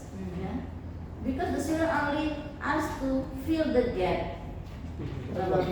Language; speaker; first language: English; non-native, fluent; Indonesian